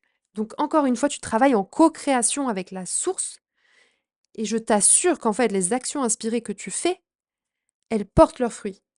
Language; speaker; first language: French; native; French